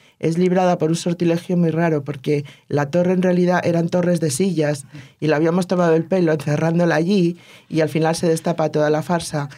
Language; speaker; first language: Spanish; native; Spanish